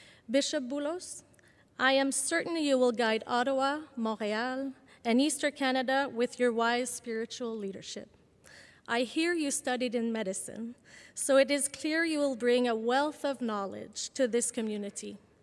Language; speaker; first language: English; non-native, local second language; French